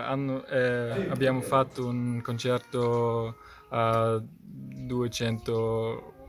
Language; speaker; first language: Italian; non-native, learner; German